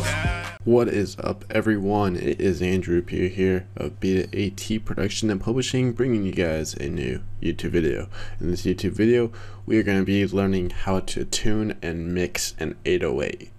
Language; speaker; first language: English; native; English